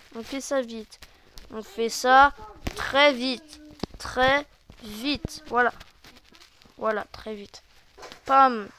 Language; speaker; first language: French; native; French